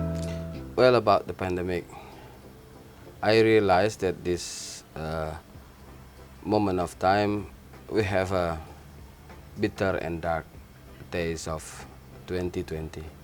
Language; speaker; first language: English; non-native, learner; Indonesian